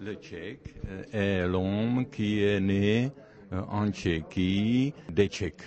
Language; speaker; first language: French; non-native, learner; Czech